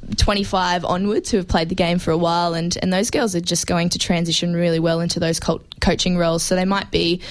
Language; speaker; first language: English; native; English